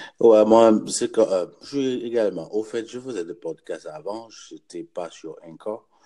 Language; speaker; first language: French; non-native, local second language; Haitian Creole